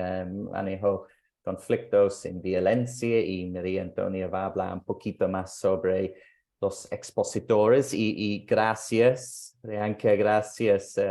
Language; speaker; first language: Spanish; non-native, fluent; English